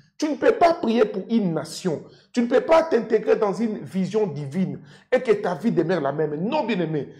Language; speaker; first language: French; non-native, local second language; Lingala